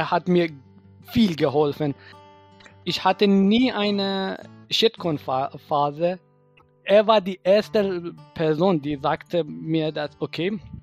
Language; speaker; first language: German; non-native, fluent; Persian